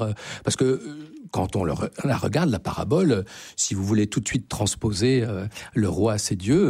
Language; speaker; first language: French; native; French